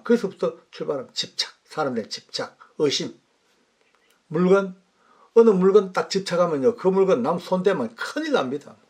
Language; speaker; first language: Korean; native; Korean